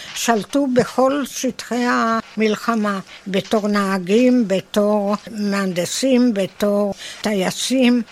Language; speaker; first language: Hebrew; native; Hebrew